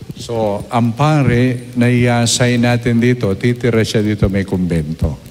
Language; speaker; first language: Filipino; non-native, local second language; Pampanga